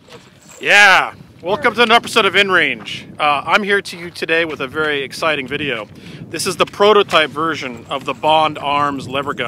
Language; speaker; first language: English; native; English